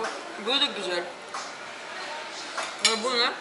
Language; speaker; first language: Turkish; non-native, learner; Russian